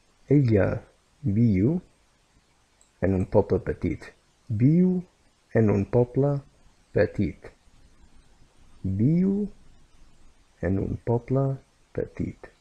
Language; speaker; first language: Catalan; non-native, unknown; English